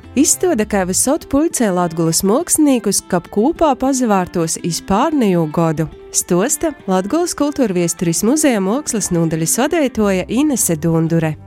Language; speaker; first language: Latvian; native; Latvian